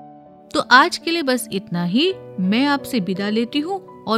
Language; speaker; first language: Hindi; native; Hindi